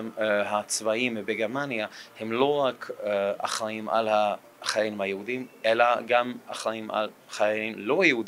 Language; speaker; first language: Hebrew; non-native, fluent; German